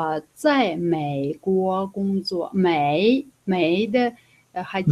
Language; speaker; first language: Chinese; non-native, learner; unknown